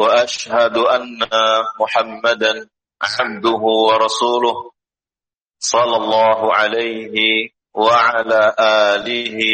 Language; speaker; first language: Arabic; non-native, fluent; Indonesian